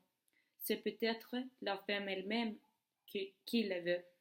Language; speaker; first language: French; non-native, learner; Swedish